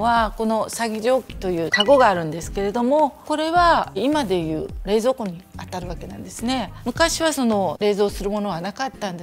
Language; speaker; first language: Japanese; native; Japanese